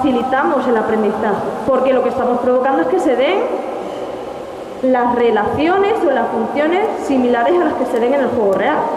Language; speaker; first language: Spanish; native; Spanish